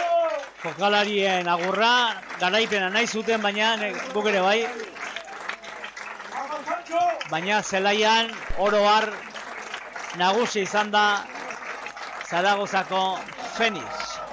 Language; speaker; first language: Basque; native; Basque